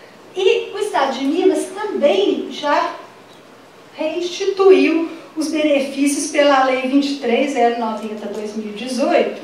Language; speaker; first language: Portuguese; native; Portuguese